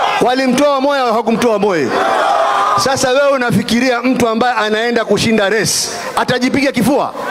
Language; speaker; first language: Swahili; native; Swahili